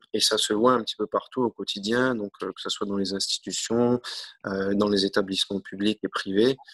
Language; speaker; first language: French; native; French